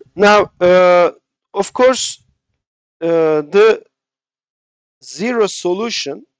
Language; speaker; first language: English; non-native, fluent; Turkish